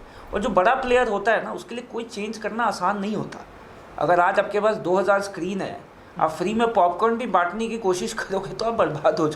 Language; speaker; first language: Hindi; native; Hindi